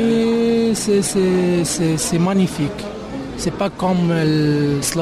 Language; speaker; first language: French; non-native, learner; Arabic